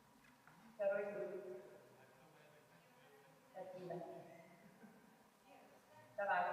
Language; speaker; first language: Russian; non-native, fluent; Italian